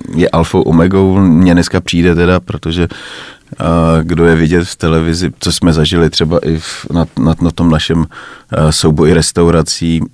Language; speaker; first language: Czech; native; Czech